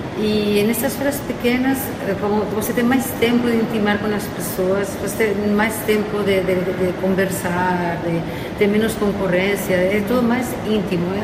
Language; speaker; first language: Portuguese; non-native, fluent; Spanish